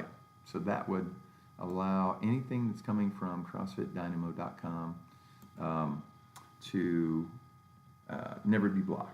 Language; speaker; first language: English; native; English